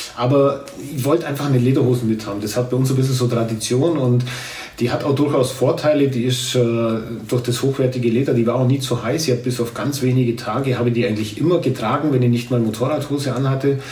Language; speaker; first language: German; native; German